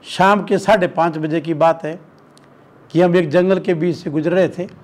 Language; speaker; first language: Hindi; native; Hindi